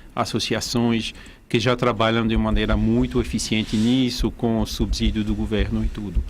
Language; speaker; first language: Portuguese; non-native, fluent; French